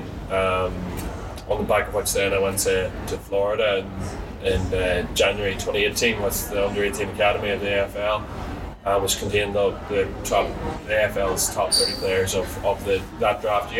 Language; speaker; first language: English; native; English